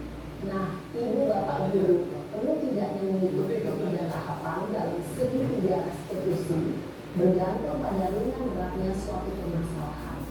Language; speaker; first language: Indonesian; native; Indonesian